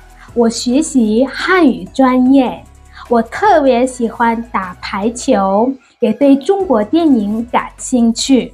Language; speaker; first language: Chinese; non-native, fluent; French